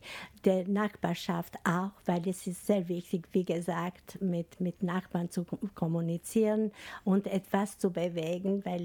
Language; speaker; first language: German; non-native, learner; Albanian